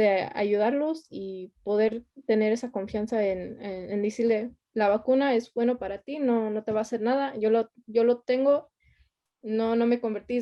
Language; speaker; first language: Spanish; early bilingual, heritage; Spanish